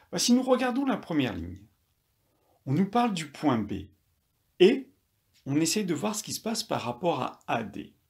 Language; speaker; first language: French; native; French